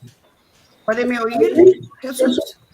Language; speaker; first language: Spanish; non-native, learner; Portuguese